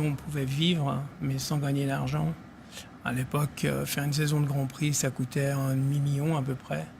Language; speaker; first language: French; native; French